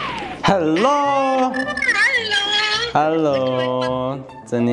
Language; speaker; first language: Chinese; non-native, learner; Thai